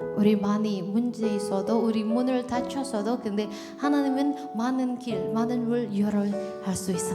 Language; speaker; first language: Korean; non-native, learner; Indonesian